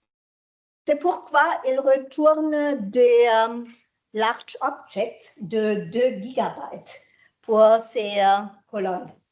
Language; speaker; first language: French; non-native, fluent; German